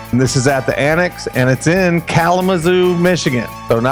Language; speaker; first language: English; native; English